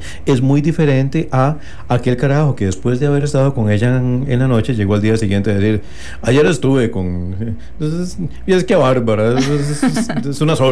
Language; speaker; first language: Spanish; native; Spanish